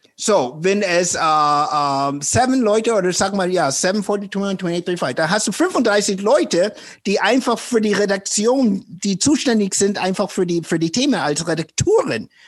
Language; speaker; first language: German; non-native, fluent; English